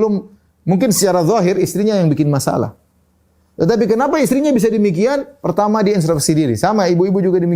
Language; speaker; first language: Indonesian; native; Indonesian